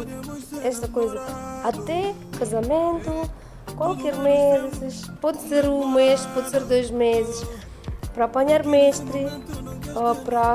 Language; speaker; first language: Portuguese; non-native, learner; Russian